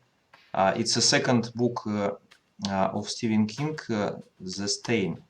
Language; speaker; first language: English; non-native, learner; Russian